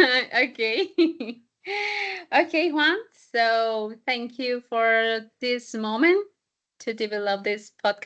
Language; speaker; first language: English; non-native, fluent; Spanish